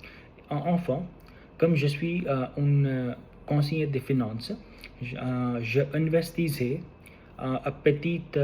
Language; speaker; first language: French; non-native, learner; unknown